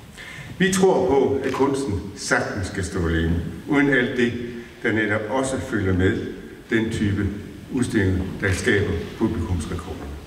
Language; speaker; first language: Danish; native; Danish